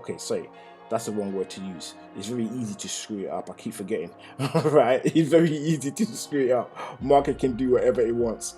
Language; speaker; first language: English; native; English